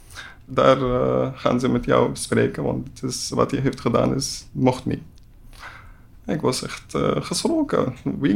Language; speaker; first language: Dutch; non-native, learner; Persian